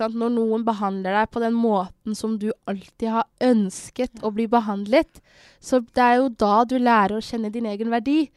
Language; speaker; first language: Norwegian; early bilingual, other home language; Somali